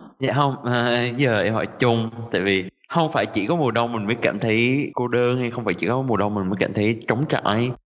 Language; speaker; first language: Vietnamese; native; Vietnamese